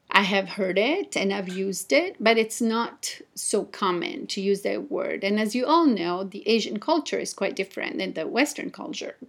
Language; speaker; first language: English; non-native, fluent; Italian